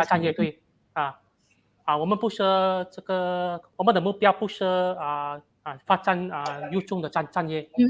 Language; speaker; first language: Chinese; non-native, local second language; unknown